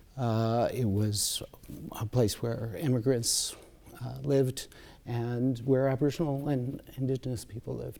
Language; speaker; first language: English; native; English